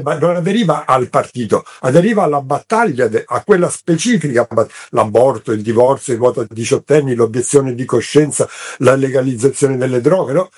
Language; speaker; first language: Italian; native; Italian